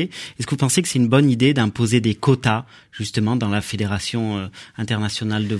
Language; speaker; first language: French; native; French